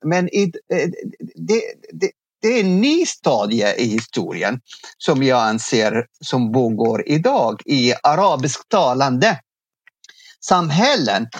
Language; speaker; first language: Swedish; non-native, fluent; Arabic